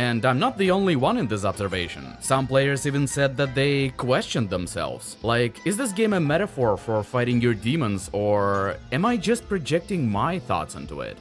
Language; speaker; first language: English; non-native, fluent; Russian